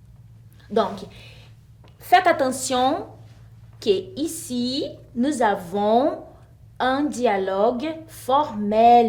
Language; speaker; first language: French; non-native, fluent; Portuguese